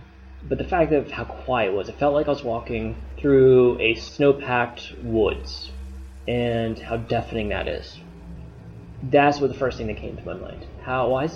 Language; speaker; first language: English; native; English